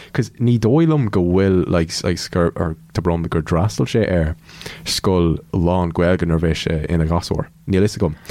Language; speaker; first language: Irish; non-native, local second language; English